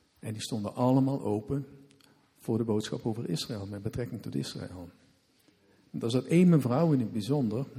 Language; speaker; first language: Dutch; native; Dutch